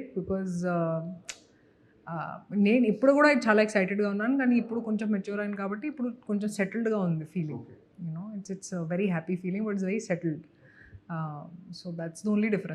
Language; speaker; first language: Telugu; non-native, local second language; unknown